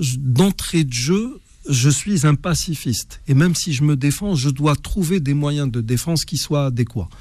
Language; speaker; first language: French; non-native, local second language; Arabic